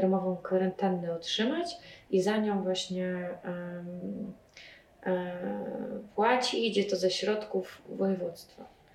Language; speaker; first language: Polish; non-native, fluent; Russian